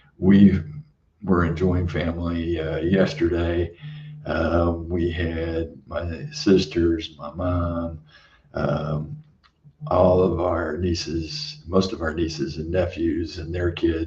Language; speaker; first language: English; native; English